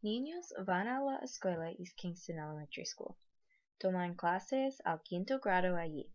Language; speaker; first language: Spanish; non-native, learner; English